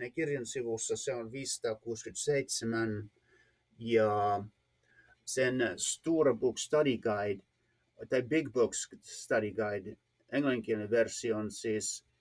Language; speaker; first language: Finnish; non-native, fluent; English